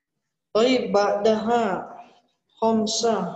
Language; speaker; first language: Arabic; non-native, fluent; Indonesian